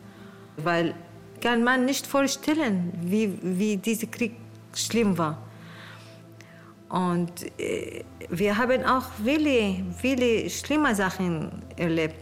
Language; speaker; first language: German; non-native, learner; Arabic